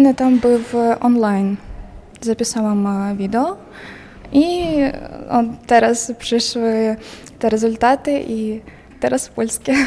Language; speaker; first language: Polish; non-native, learner; Ukrainian